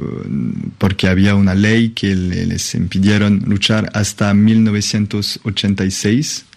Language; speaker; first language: Spanish; non-native, fluent; French